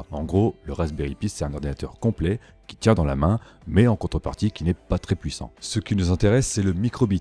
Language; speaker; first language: French; native; French